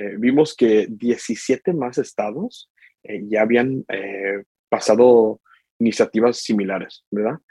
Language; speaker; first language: Spanish; early bilingual, heritage; Spanish